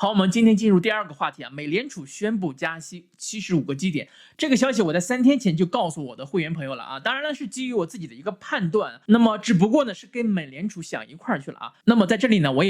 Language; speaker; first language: Chinese; native; Chinese